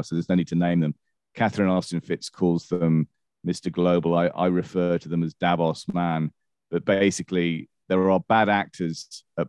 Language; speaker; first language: English; native; English